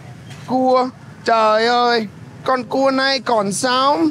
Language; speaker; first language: Vietnamese; non-native, fluent; English